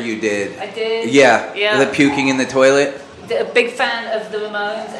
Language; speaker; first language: English; native; English